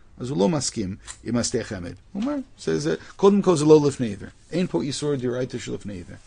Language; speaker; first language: Hebrew; non-native, fluent; English